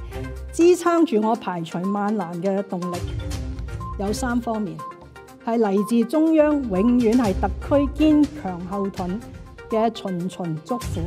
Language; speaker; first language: Chinese; non-native, local second language; Cantonese